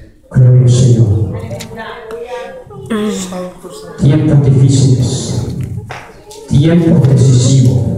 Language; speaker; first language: Spanish; native; Spanish